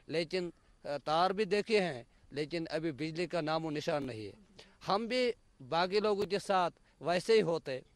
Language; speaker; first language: Hindi; non-native, local second language; Kashmiri